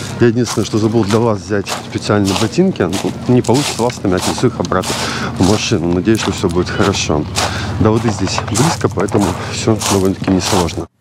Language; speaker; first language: Russian; native; Russian